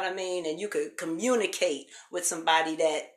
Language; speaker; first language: English; native; English